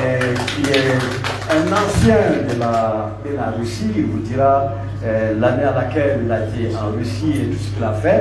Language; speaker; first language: French; native; French